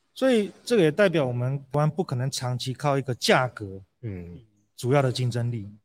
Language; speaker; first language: Chinese; early bilingual, heritage; Portuguese